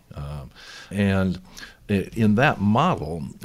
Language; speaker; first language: English; native; English